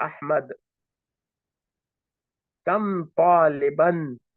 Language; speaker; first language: Arabic; non-native, fluent; Urdu